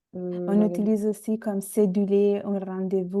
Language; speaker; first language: French; non-native, fluent; Bangla